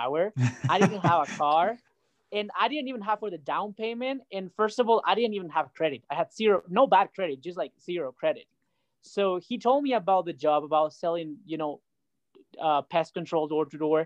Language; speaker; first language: English; non-native, fluent; Spanish